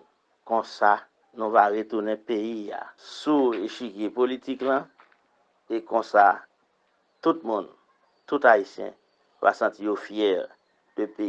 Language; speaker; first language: French; non-native, local second language; Haitian Creole